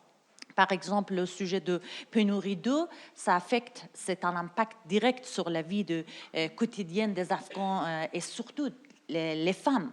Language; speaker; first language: French; non-native, learner; Persian